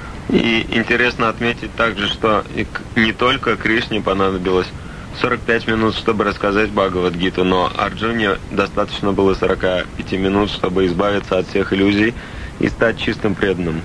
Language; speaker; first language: Russian; native; Russian